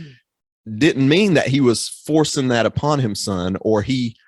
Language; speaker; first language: English; native; English